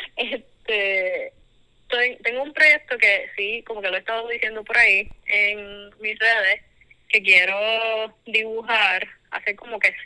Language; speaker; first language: Spanish; native; Spanish